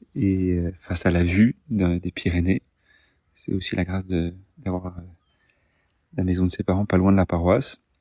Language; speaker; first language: French; native; French